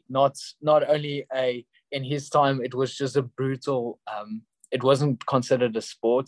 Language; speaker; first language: English; non-native, local second language; Afrikaans